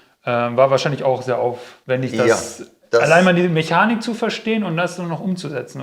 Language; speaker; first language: German; native; German